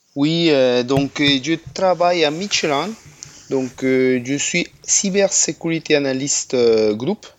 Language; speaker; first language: French; non-native, fluent; Spanish